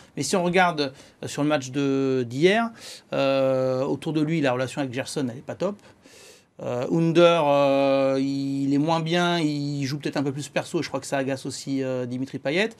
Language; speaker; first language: French; native; French